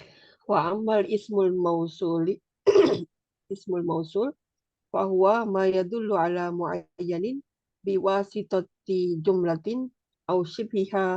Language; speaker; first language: Arabic; non-native, learner; Indonesian